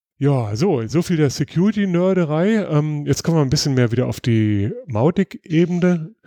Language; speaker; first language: German; native; German